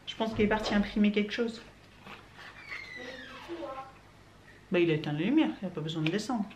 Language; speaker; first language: French; native; French